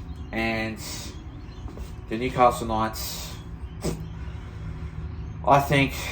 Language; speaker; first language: English; native; English